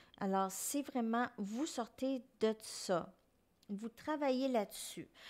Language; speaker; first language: French; native; French